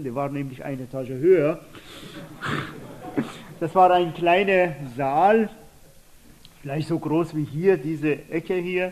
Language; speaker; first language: German; non-native, fluent; Persian